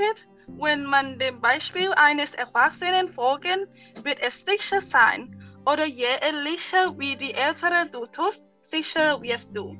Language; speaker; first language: German; non-native, learner; Thai